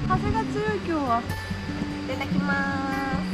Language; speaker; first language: Japanese; native; Japanese